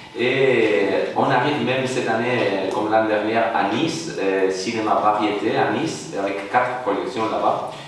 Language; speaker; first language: French; non-native, fluent; Spanish